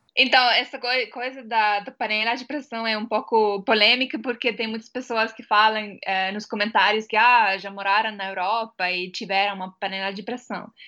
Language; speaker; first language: Portuguese; non-native, fluent; Estonian